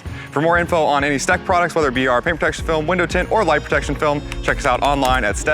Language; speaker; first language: English; native; English